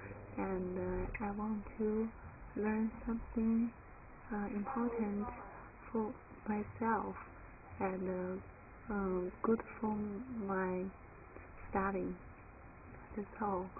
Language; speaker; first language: English; non-native, learner; Chinese